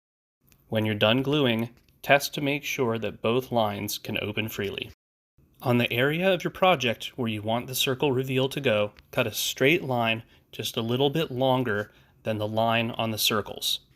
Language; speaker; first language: English; native; English